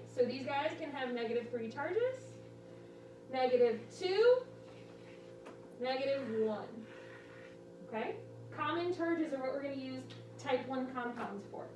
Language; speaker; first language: English; native; English